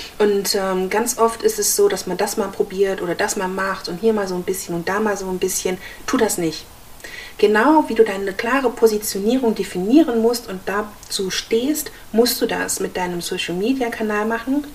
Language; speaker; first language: German; native; German